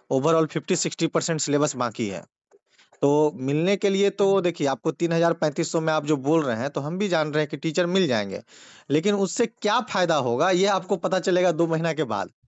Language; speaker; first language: Hindi; native; Hindi